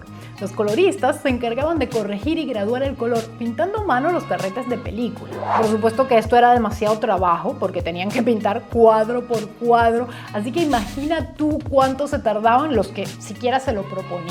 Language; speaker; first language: Spanish; native; Spanish